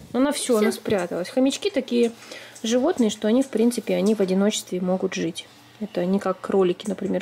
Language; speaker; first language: Russian; native; Russian